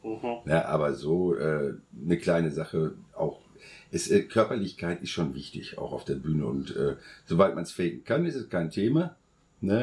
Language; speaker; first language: German; native; German